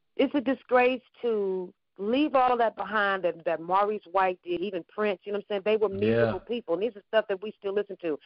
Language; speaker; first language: English; native; English